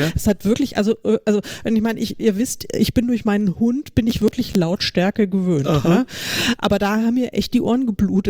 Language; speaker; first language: German; native; German